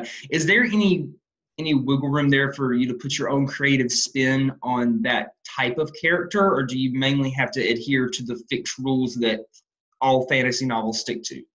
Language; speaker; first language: English; native; English